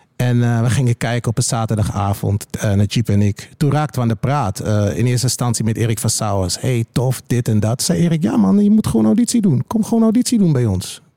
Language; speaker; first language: Dutch; native; Dutch